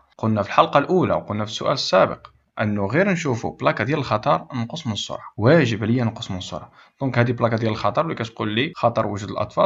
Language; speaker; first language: Arabic; native; Arabic